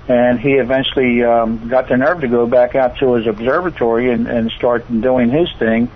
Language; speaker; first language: English; native; English